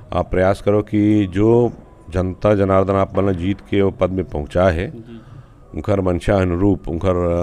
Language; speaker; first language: Hindi; native; Hindi